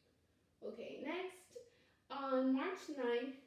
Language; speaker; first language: English; non-native, fluent; Spanish